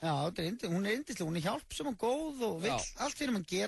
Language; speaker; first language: Icelandic; native; Icelandic